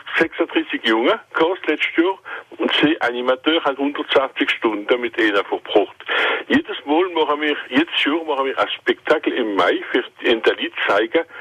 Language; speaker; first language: German; non-native, local second language; French